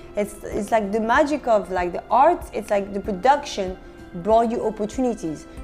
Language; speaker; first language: English; non-native, fluent; French